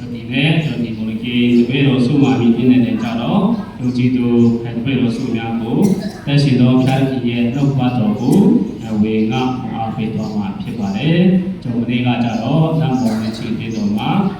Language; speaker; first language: Burmese; non-native, local second language; Kachin